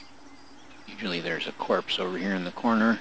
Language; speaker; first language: English; native; English